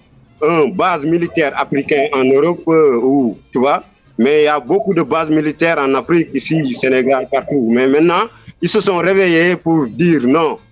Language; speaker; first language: French; non-native, local second language; Wolof